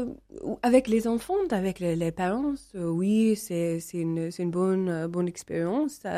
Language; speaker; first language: French; non-native, learner; English